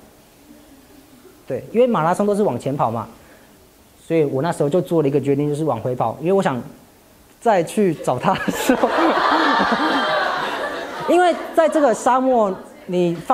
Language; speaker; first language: Chinese; native; Chinese